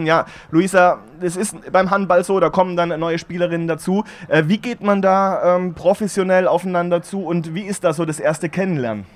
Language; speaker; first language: German; native; German